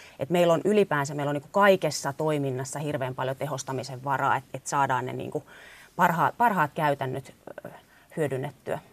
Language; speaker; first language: Finnish; native; Finnish